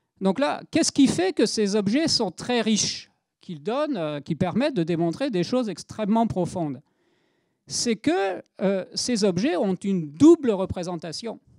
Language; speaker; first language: French; native; French